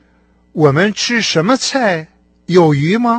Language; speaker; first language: Chinese; non-native, learner; Russian